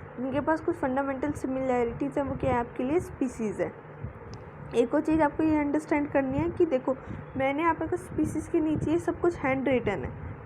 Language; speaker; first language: Hindi; native; Hindi